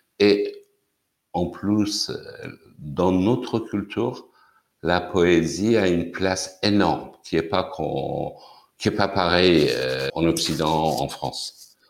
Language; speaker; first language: French; non-native, fluent; Persian